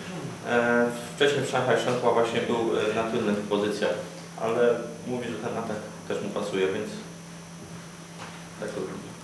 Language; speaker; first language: Polish; native; Polish